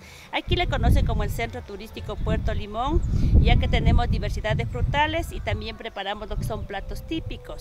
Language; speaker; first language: Spanish; native; Spanish